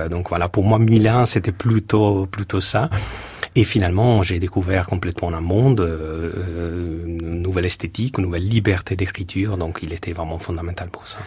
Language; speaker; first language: French; non-native, fluent; Italian